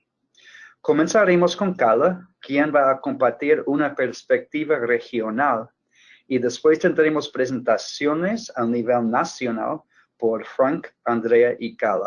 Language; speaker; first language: Spanish; non-native, fluent; English